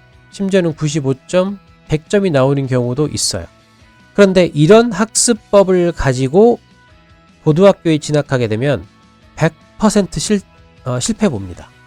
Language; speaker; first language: Korean; native; Korean